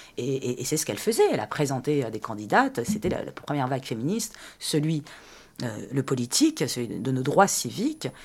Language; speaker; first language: French; early bilingual, other home language; Persian